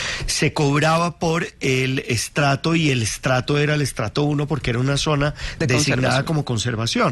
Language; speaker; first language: Spanish; native; Spanish